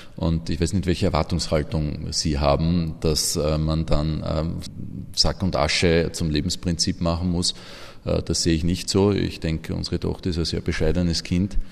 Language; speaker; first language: German; native; German